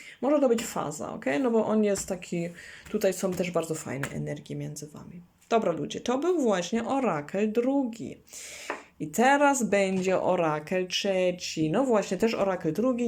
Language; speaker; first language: Polish; non-native, learner; German